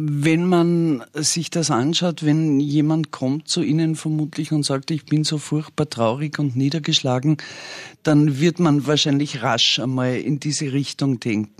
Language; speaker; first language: German; native; German